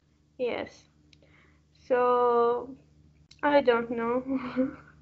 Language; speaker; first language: English; non-native, learner; Arabic